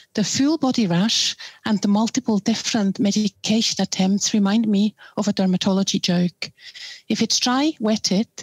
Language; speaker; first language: English; non-native, fluent; German